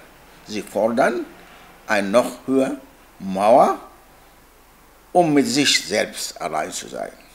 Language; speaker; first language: German; non-native, learner; Arabic